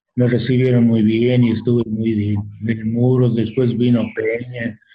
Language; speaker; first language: Spanish; native; Spanish